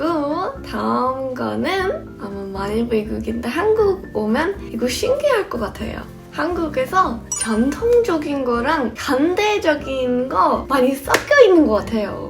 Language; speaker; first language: Korean; non-native, fluent; English